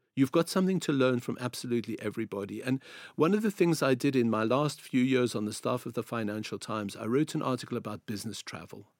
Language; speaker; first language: English; native; English